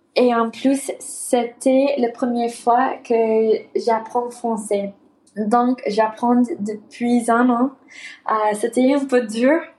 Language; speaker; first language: French; non-native, learner; English